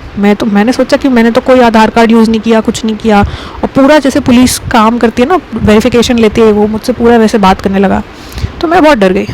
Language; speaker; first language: Hindi; native; Hindi